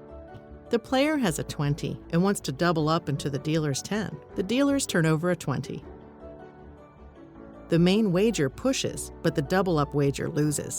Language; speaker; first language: English; native; English